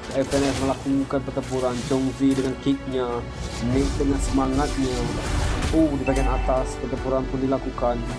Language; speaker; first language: Malay; non-native, local second language; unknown